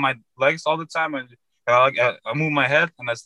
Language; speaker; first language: English; non-native, fluent; Uzbek